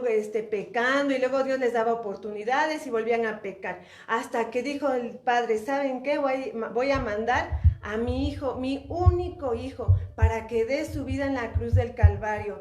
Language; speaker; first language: Spanish; native; Spanish